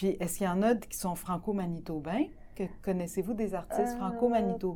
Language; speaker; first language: French; native; French